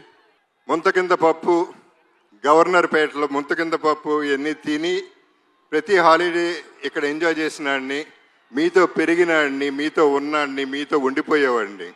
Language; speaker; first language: Telugu; native; Telugu